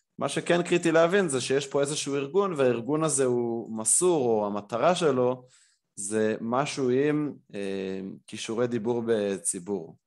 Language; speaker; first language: Hebrew; native; Hebrew